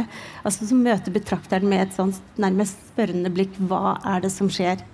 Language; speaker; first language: Norwegian; native; Norwegian